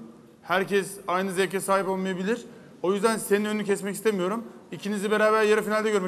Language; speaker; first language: Turkish; native; Turkish